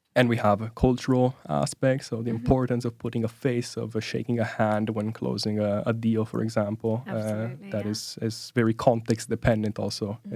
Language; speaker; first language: English; non-native, fluent; Italian